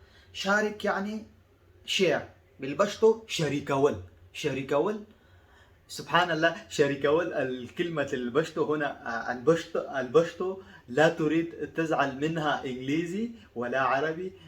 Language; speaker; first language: Arabic; non-native, fluent; Pashto